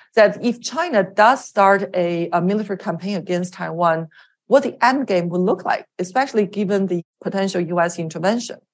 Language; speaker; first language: English; non-native, fluent; Chinese